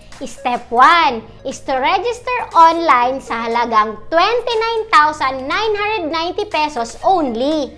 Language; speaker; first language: Filipino; non-native, local second language; Bikol